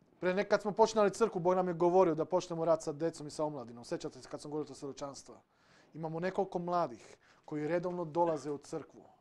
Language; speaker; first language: Serbian; non-native, local second language; Slovak